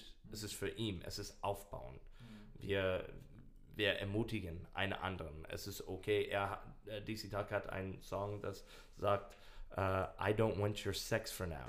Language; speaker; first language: German; non-native, learner; English